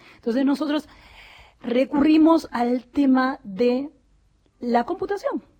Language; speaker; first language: Spanish; native; Spanish